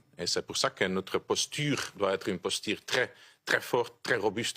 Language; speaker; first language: French; non-native, local second language; Dutch